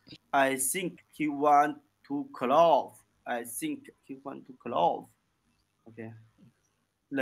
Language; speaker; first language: English; non-native, learner; Chinese